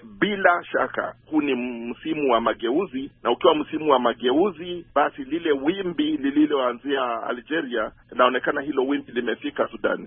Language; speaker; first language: Swahili; non-native, local second language; Luyia